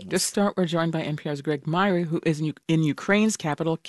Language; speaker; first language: English; native; English